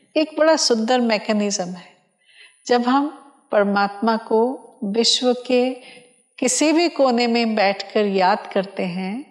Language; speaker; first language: Hindi; non-native, local second language; Odia